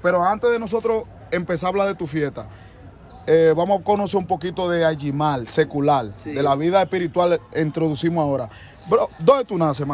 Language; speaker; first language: Spanish; native; Spanish